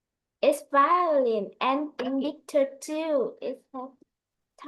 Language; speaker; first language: English; non-native, learner; Vietnamese